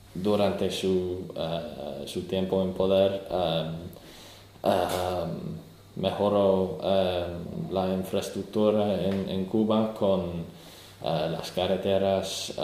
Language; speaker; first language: Spanish; non-native, learner; English